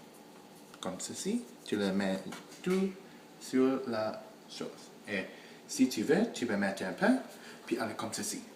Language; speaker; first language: French; non-native, learner; English